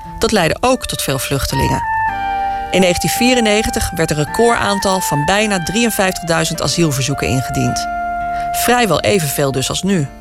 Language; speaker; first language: Dutch; native; Dutch